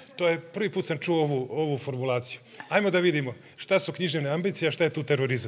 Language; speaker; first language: Serbian; native; Serbian